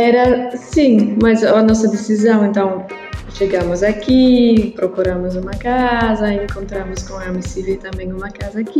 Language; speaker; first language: Portuguese; non-native, learner; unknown